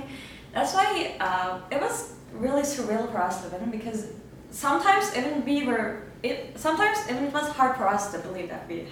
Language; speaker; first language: English; non-native, fluent; Turkish